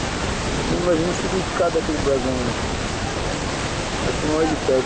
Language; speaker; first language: Portuguese; native; Portuguese